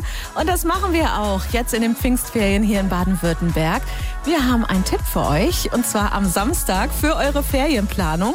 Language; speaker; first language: German; native; German